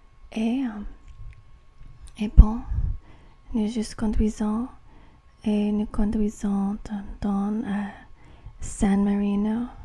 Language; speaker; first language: French; non-native, learner; English